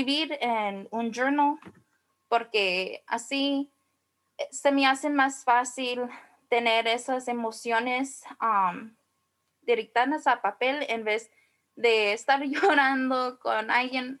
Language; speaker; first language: Spanish; early bilingual, heritage; Spanish